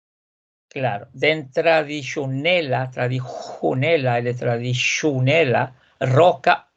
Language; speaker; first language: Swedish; non-native, fluent; Spanish